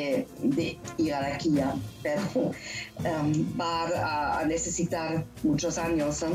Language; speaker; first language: Spanish; non-native, learner; German